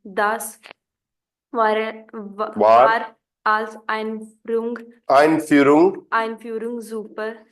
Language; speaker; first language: German; non-native, learner; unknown